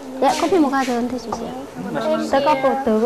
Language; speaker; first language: Korean; non-native, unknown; Vietnamese